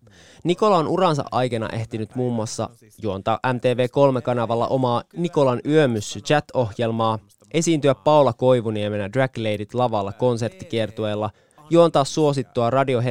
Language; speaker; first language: Finnish; native; Finnish